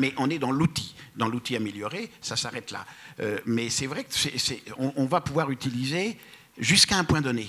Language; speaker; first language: French; native; French